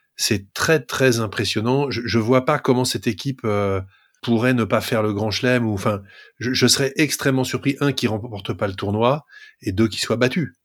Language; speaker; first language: French; native; French